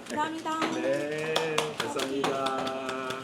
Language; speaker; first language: Korean; non-native, learner; Italian